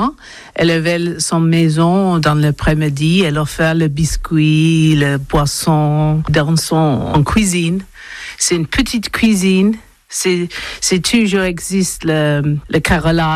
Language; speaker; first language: French; non-native, learner; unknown